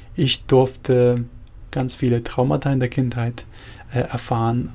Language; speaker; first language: German; early bilingual, other home language; Spanish